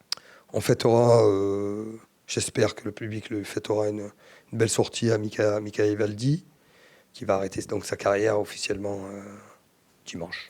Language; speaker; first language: French; native; French